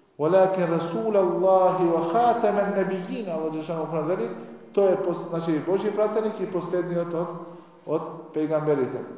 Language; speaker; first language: Macedonian; non-native, local second language; Albanian